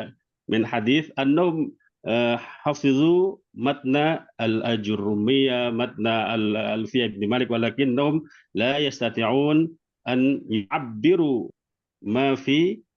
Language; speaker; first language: Arabic; non-native, fluent; Indonesian